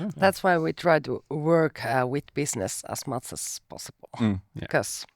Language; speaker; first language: English; non-native, fluent; Finnish